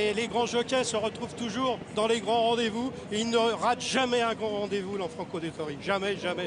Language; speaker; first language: French; native; French